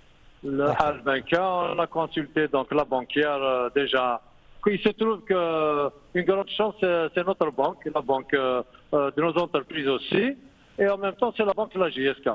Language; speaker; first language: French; non-native, local second language; Kabyle